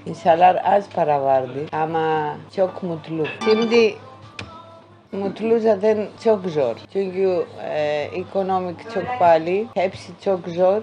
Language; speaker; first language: Turkish; non-native, learner; Greek